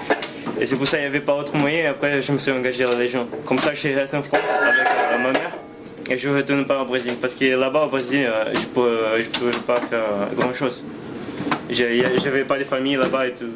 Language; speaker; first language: French; non-native, fluent; Portuguese